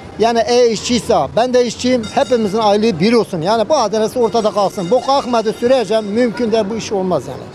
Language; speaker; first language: Turkish; native; Turkish